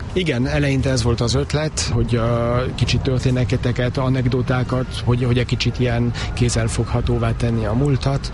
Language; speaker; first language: Hungarian; early bilingual, heritage; Hungarian